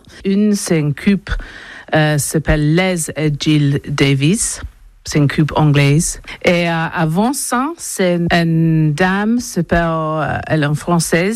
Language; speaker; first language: French; non-native, learner; English